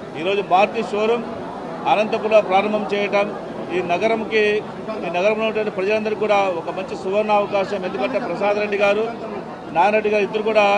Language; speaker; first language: Telugu; native; Telugu